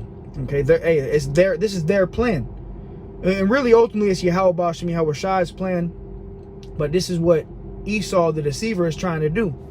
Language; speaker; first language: English; native; English